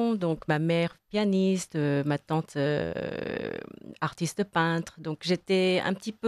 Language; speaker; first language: French; non-native, fluent; Korean